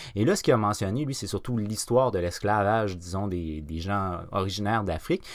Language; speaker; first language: French; native; French